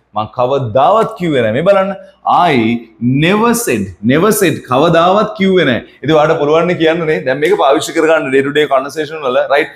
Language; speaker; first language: Sinhala; native; Sinhala